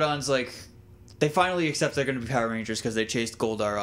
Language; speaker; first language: English; native; English